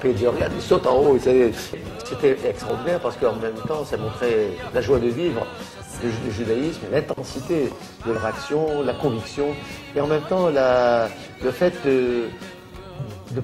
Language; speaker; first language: French; native; French